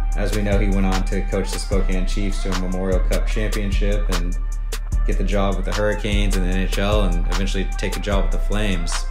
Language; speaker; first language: English; native; English